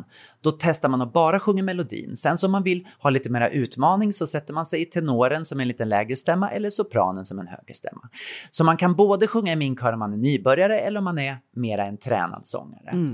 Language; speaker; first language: Swedish; native; Swedish